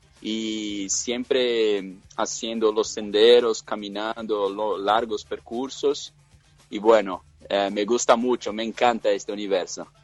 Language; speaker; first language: Spanish; non-native, fluent; Portuguese